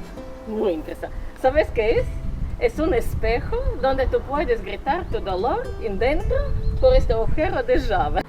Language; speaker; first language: Spanish; non-native, fluent; Latvian